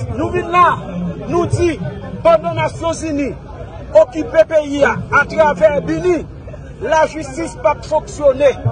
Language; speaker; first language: Haitian Creole; native; Haitian Creole